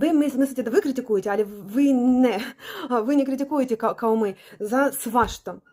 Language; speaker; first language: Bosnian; non-native, learner; Russian